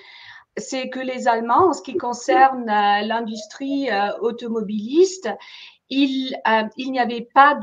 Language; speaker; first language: French; non-native, fluent; German